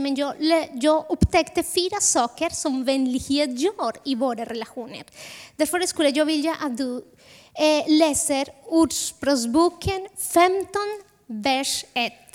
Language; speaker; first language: Swedish; non-native, fluent; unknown